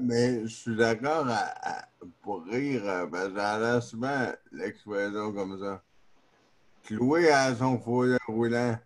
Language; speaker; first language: French; native; French